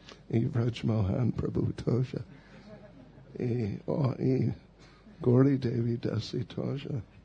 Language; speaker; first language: Russian; non-native, learner; English